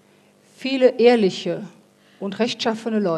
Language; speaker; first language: German; native; German